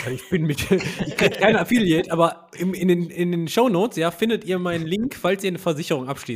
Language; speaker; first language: German; native; German